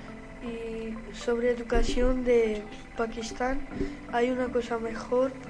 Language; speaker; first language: Spanish; non-native, learner; Urdu